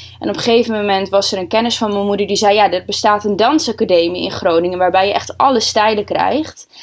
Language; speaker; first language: Dutch; early bilingual, other home language; Russian